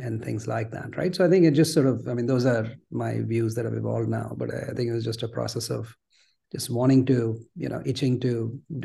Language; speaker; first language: English; non-native, local second language; Gujarati